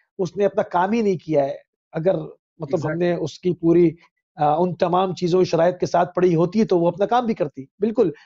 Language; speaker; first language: Urdu; native; Urdu